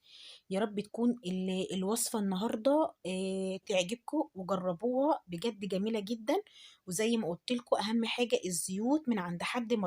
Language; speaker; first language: Arabic; native; Arabic